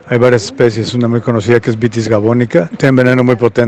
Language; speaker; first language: Spanish; native; Spanish